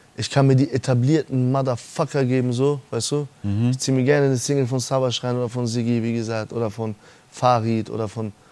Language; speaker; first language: German; early bilingual, other home language; Persian